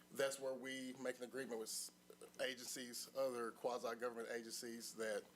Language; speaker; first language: English; native; English